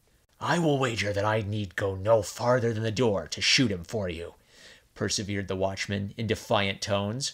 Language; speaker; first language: English; native; English